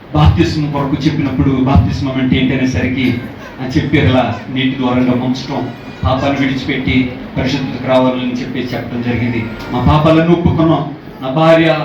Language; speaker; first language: Telugu; non-native, local second language; Koya